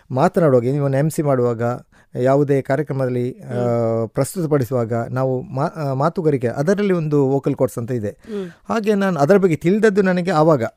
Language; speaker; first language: Kannada; non-native, local second language; Konkani